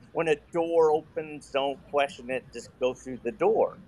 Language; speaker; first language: English; native; English